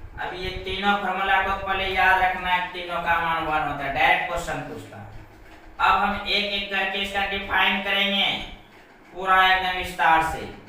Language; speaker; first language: Hindi; native; Hindi